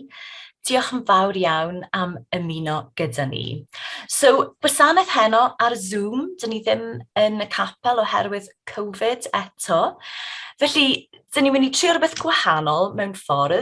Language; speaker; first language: Welsh; native; Welsh